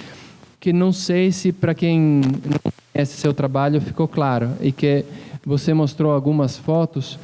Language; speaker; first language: Portuguese; non-native, fluent; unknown